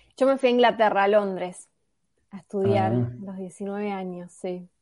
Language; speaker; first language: Spanish; native; Spanish